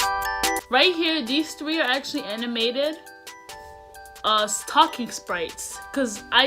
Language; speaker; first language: English; native; English